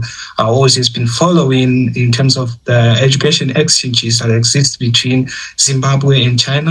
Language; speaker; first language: English; non-native, local second language; Shona